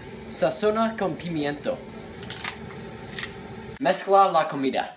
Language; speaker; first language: Spanish; non-native, learner; English